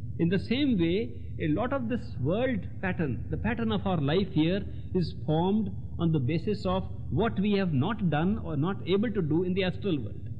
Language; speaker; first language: English; non-native, local second language; Hindi